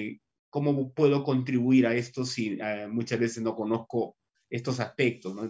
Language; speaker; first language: Spanish; native; Spanish